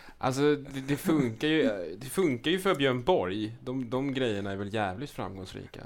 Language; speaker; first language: Swedish; native; Swedish